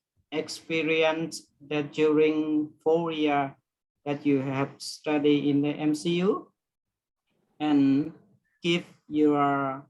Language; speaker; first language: English; non-native, learner; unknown